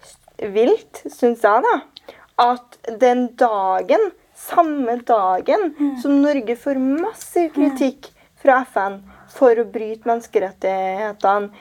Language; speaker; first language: Norwegian; native; Norwegian